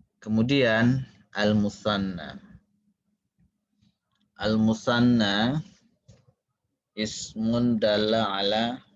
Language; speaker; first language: Arabic; non-native, fluent; Indonesian